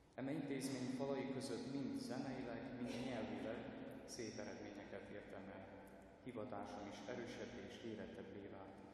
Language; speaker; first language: Hungarian; non-native, fluent; Ukrainian